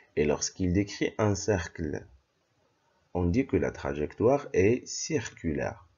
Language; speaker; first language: French; non-native, local second language; Arabic